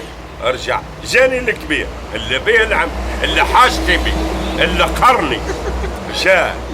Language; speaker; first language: Arabic; native; Arabic